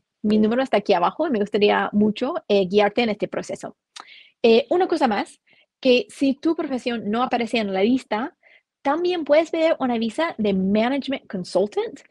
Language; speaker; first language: Spanish; non-native, fluent; English